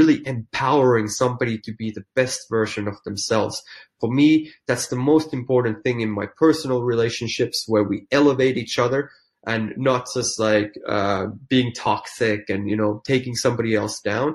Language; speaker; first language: English; non-native, fluent; Finnish